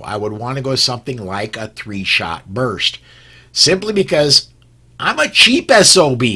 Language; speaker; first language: English; native; English